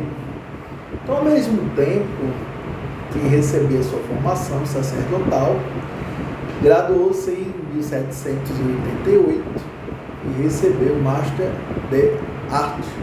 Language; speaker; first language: Portuguese; native; Portuguese